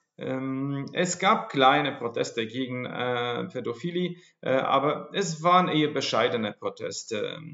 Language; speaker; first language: German; non-native, fluent; Polish